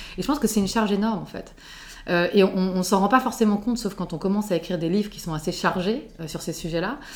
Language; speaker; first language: French; native; French